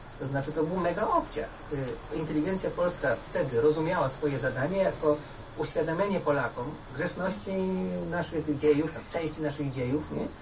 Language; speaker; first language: Polish; native; Polish